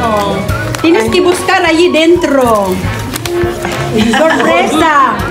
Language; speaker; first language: Spanish; non-native, fluent; Filipino